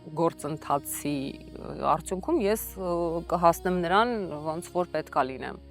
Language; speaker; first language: Armenian; native; Armenian